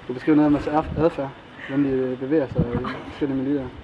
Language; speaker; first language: Danish; native; Danish